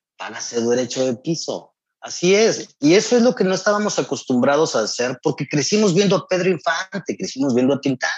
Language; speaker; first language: Spanish; native; Spanish